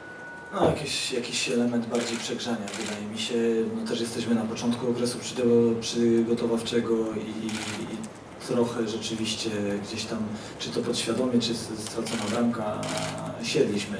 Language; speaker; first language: Polish; native; Polish